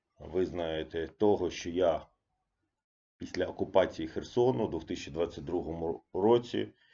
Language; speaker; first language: Ukrainian; non-native, local second language; Russian